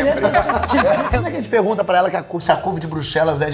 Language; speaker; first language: Portuguese; native; Portuguese